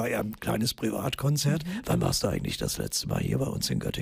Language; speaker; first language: German; native; German